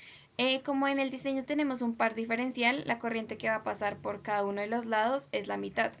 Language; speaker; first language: Spanish; native; Spanish